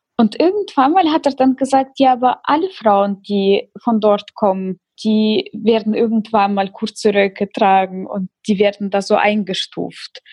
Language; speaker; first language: German; early bilingual, other home language; Russian